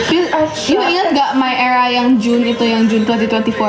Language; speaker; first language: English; non-native, fluent; Indonesian